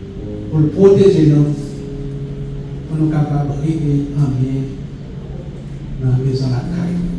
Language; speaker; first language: French; non-native, local second language; Haitian Creole